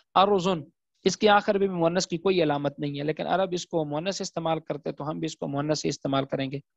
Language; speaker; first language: Urdu; native; Urdu